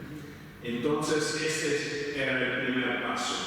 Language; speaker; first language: Spanish; non-native, fluent; Italian